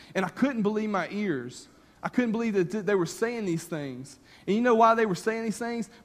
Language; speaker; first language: English; native; English